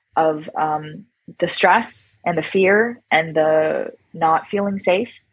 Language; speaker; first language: English; native; English